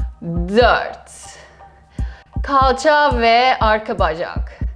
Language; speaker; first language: Turkish; non-native, fluent; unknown